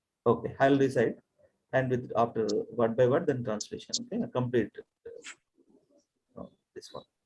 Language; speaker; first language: English; non-native, local second language; Telugu